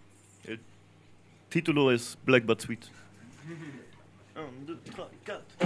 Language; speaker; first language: Spanish; non-native, fluent; French